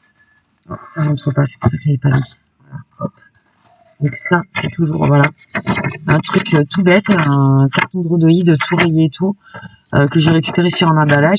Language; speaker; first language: French; native; French